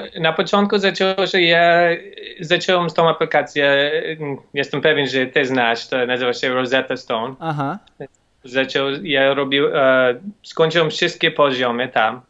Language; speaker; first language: Polish; non-native, learner; English